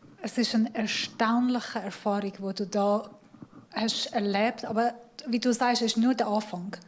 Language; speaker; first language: German; non-native, fluent; Persian